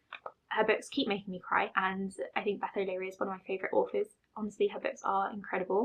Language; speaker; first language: English; native; English